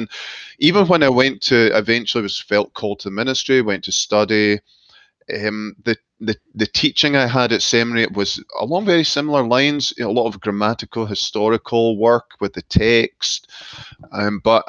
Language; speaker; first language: English; native; English